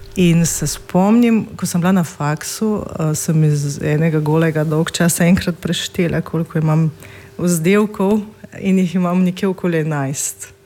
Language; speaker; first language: Slovenian; non-native, fluent; Russian